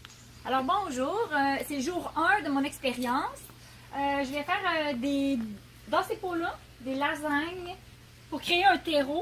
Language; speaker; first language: French; native; French